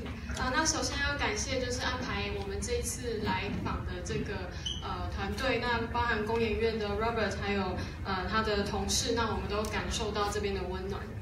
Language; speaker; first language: Chinese; native; Chinese